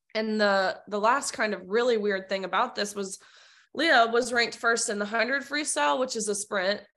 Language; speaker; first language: English; native; English